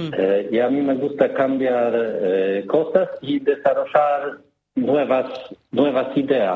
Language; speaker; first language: Spanish; non-native, learner; Polish